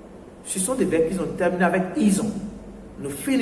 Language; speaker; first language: French; non-native, fluent; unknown